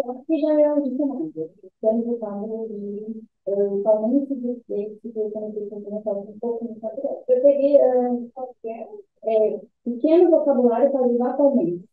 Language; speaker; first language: Portuguese; native; Portuguese